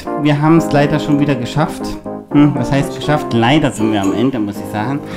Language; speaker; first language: German; native; German